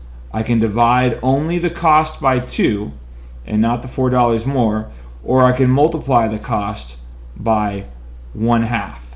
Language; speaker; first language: English; native; English